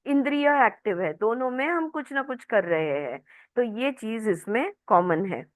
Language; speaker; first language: Hindi; non-native, local second language; Marathi